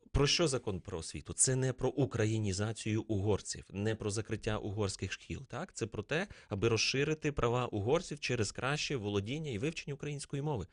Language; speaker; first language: Ukrainian; native; Ukrainian